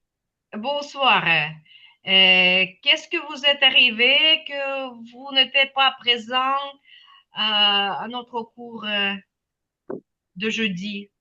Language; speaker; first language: French; non-native, fluent; Ukrainian